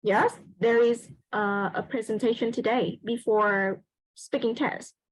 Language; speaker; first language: English; non-native, fluent; Vietnamese